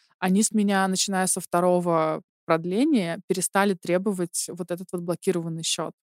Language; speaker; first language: Russian; native; Russian